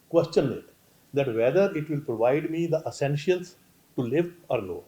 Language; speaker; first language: English; non-native, local second language; Punjabi